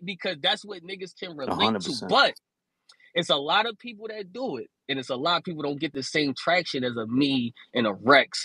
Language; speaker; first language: English; native; English